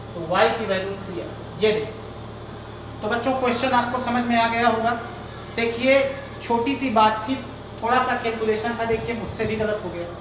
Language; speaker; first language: Hindi; native; Hindi